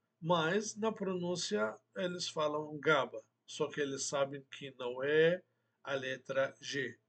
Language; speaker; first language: Portuguese; non-native, fluent; Arabic